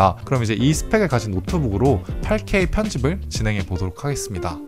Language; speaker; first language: Korean; native; Korean